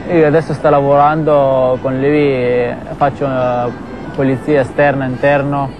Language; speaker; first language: Italian; non-native, learner; Arabic